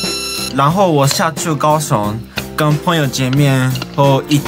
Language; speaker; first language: Chinese; non-native, learner; Japanese